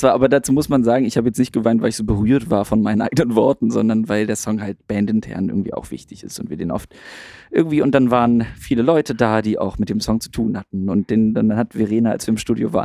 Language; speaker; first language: German; native; German